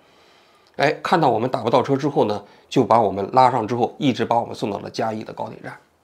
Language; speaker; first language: Chinese; native; Chinese